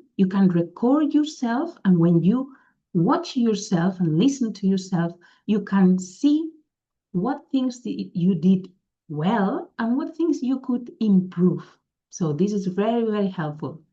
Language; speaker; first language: English; non-native, fluent; Catalan